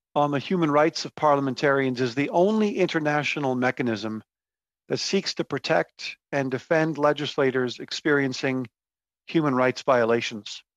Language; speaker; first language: English; native; English